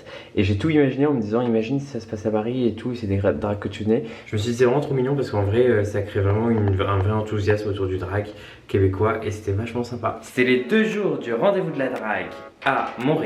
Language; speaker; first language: French; native; French